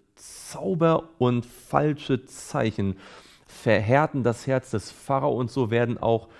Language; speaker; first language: German; native; German